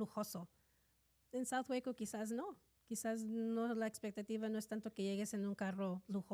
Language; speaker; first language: Spanish; native; Spanish